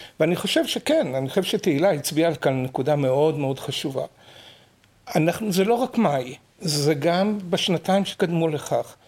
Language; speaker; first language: Hebrew; native; Hebrew